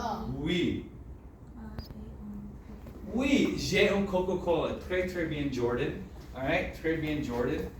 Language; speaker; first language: French; non-native, fluent; English